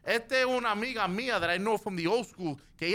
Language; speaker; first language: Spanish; early bilingual, other home language; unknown